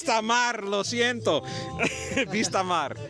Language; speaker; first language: Spanish; non-native, learner; English